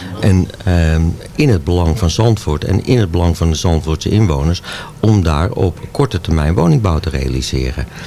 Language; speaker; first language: Dutch; native; Dutch